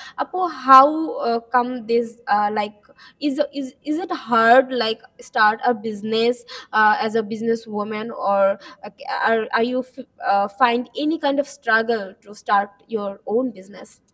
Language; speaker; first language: English; non-native, local second language; Bangla